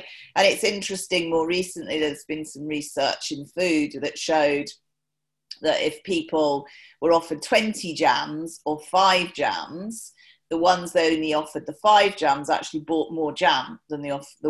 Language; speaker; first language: English; native; English